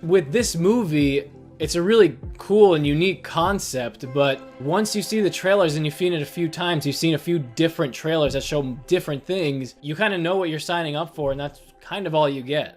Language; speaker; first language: English; native; English